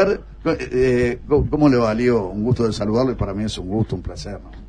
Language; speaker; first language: Spanish; native; Spanish